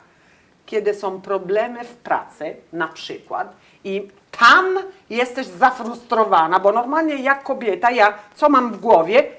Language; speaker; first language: Polish; non-native, learner; Italian